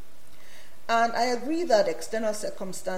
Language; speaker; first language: English; non-native, local second language; Yoruba